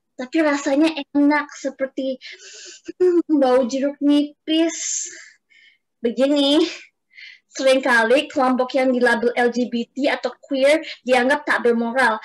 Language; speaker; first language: Indonesian; native; Indonesian